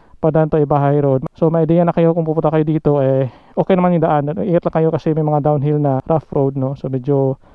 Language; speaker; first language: Filipino; non-native, local second language; Hiligaynon